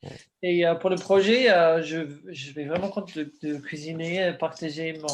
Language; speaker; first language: French; non-native, learner; English